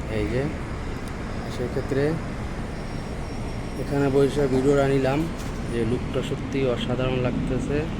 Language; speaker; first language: Bangla; native; Bangla